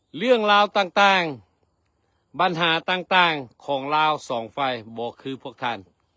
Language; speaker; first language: Lao; non-native, local second language; Hmong